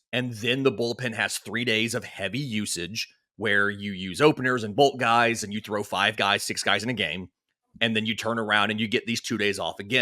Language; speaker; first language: English; native; English